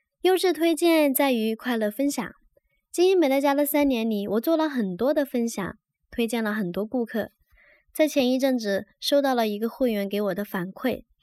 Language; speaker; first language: Chinese; native; Chinese